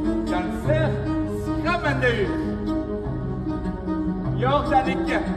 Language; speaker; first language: Norwegian; non-native, fluent; Persian